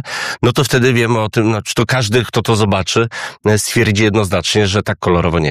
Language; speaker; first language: Polish; native; Polish